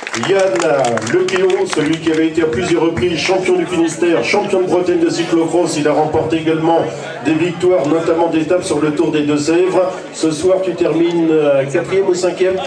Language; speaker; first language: French; native; French